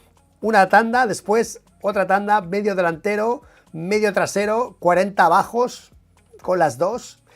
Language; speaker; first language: Spanish; native; Spanish